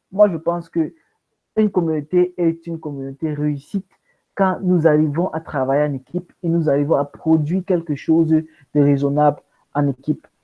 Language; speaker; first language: French; non-native, local second language; English